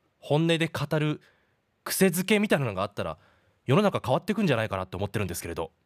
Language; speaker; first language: Japanese; native; Japanese